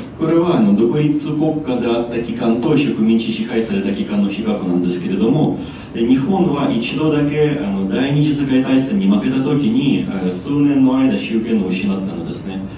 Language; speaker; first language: Japanese; non-native, fluent; Ukrainian